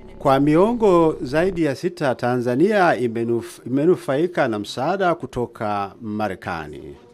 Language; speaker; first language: Swahili; native; Swahili